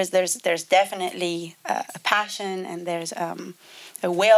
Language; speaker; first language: English; non-native, fluent; Italian